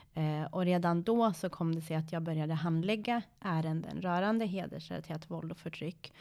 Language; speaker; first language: Swedish; early bilingual, other home language; Persian